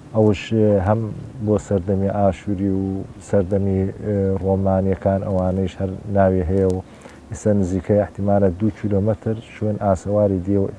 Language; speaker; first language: Central Kurdish; native; Central Kurdish